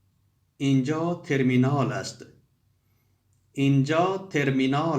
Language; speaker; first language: Persian; non-native, fluent; Urdu